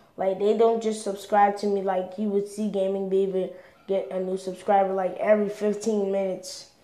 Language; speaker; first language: English; native; English